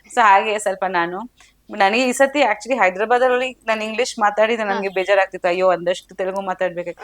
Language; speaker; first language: Kannada; non-native, local second language; Bangla